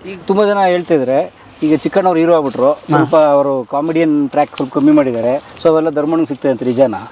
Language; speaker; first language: Kannada; native; Kannada